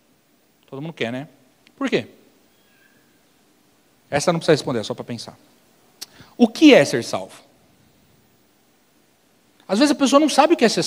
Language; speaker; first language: Portuguese; native; Portuguese